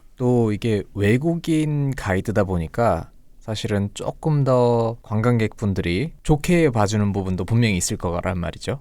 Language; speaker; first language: Korean; native; Korean